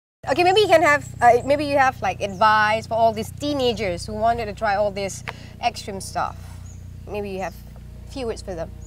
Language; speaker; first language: English; non-native, local second language; Malay